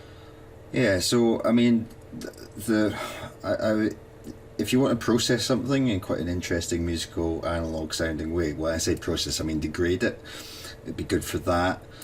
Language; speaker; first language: English; native; English